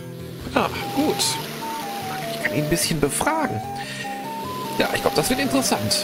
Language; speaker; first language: German; native; German